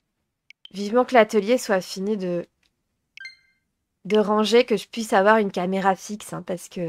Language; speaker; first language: French; native; French